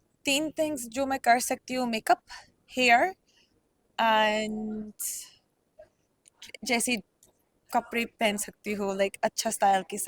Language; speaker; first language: Hindi; non-native, learner; Punjabi